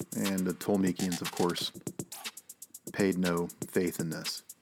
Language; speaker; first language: English; native; English